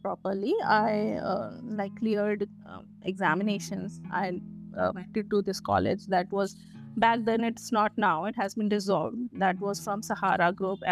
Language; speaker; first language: English; non-native, local second language; Hindi